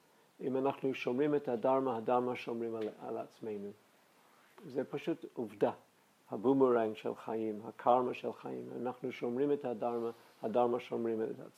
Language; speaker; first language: Hebrew; non-native, fluent; English